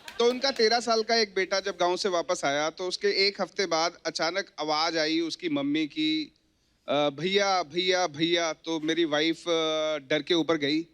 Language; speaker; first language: Hindi; native; Hindi